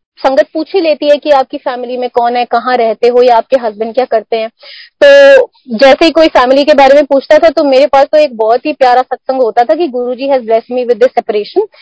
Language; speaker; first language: Hindi; non-native, local second language; Punjabi